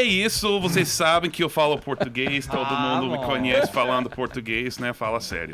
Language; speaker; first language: Portuguese; non-native, fluent; English